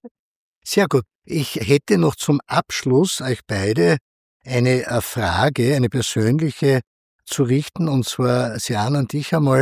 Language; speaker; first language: German; native; German